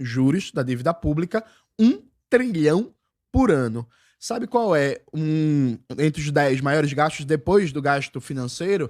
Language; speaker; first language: Portuguese; native; Portuguese